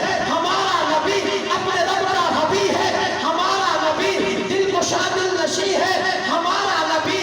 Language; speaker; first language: Urdu; native; Urdu